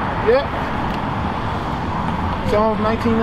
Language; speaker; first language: English; native; English